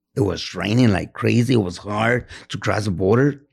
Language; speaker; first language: English; non-native, fluent; Spanish